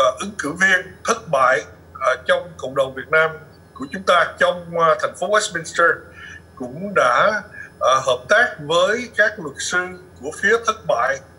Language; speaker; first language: Vietnamese; early bilingual, other home language; English